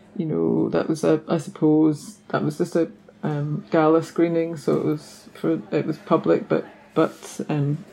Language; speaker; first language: English; native; English